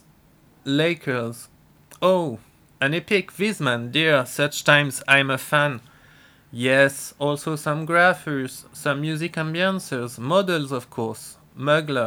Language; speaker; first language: English; non-native, fluent; French